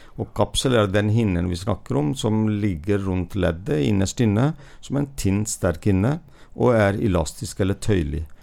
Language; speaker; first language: Norwegian; non-native, fluent; Hindi